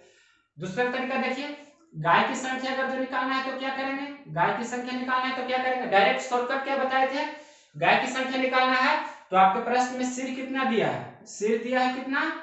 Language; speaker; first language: Hindi; native; Hindi